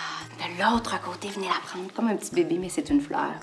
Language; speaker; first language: French; native; French